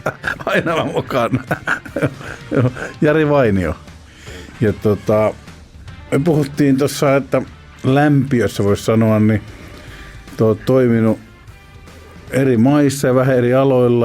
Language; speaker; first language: Finnish; native; Finnish